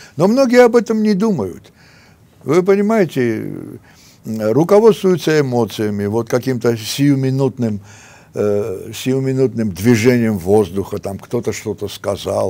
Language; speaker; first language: Russian; non-native, local second language; Armenian